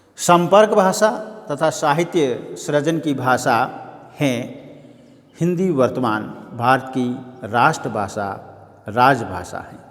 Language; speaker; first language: Hindi; native; Hindi